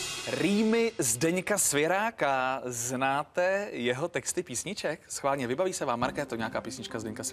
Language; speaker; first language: Czech; native; Czech